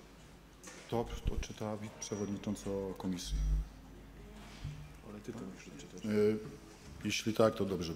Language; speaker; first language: Polish; native; Polish